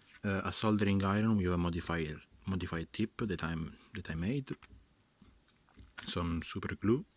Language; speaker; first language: English; non-native, fluent; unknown